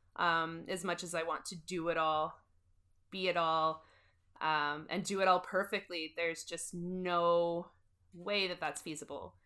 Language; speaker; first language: English; native; English